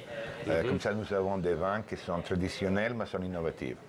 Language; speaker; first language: French; non-native, learner; Italian